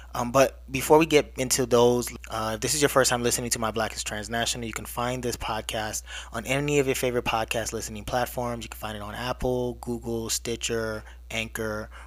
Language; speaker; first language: English; early bilingual, other home language; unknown